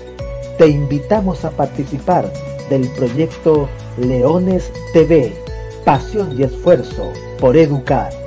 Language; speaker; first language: Spanish; native; Spanish